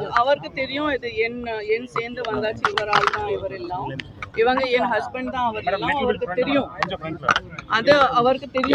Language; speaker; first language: Tamil; non-native, fluent; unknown